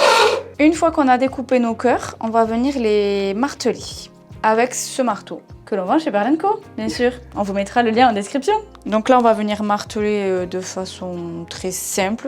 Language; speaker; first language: French; native; French